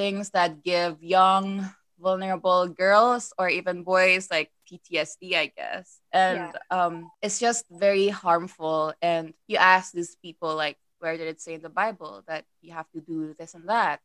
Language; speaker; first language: English; non-native, local second language; Persian